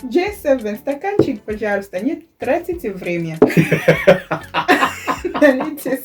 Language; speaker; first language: Russian; non-native, fluent; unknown